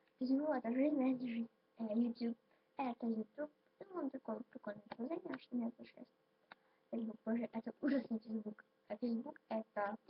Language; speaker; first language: Russian; non-native, local second language; Ukrainian